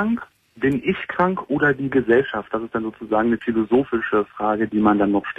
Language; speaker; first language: German; native; German